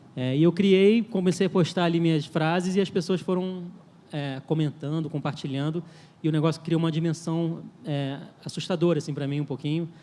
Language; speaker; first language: Portuguese; early bilingual, other home language; French